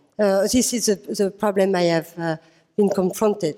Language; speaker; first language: English; non-native, fluent; French